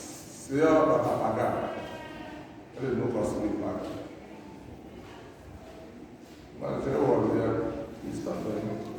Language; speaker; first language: Portuguese; non-native, learner; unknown